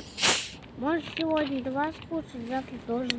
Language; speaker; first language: Russian; native; Russian